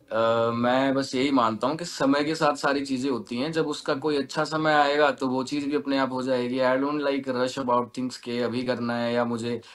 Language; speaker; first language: Hindi; native; Hindi